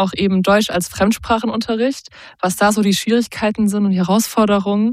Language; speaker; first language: German; native; German